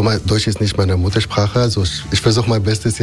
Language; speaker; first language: German; non-native, fluent; Arabic